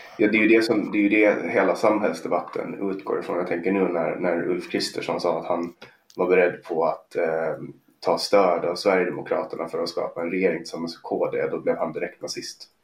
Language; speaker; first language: Swedish; native; Swedish